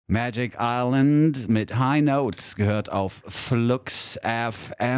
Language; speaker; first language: German; native; German